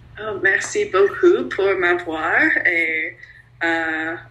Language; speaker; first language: French; non-native, learner; English